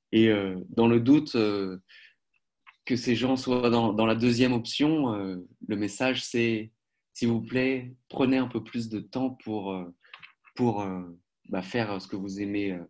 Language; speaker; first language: French; native; French